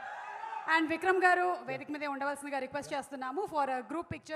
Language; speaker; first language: Telugu; native; Telugu